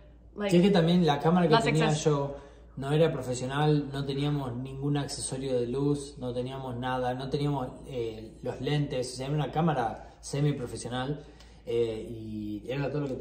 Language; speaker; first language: Spanish; native; Spanish